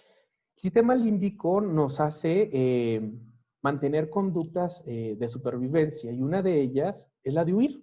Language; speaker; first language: Spanish; native; Spanish